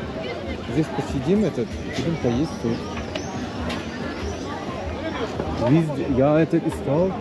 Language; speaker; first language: Russian; non-native, learner; Turkish